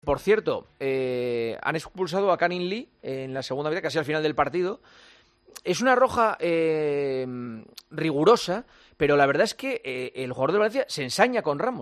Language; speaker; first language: Spanish; native; Spanish